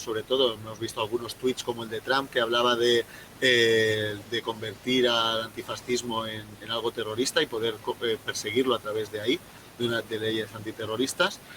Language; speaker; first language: Spanish; native; Spanish